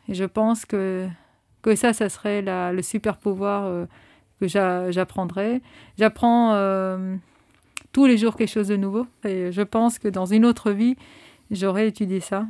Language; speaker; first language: French; non-native, fluent; Spanish